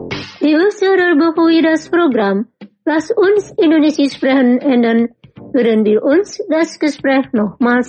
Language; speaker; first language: German; non-native, fluent; Indonesian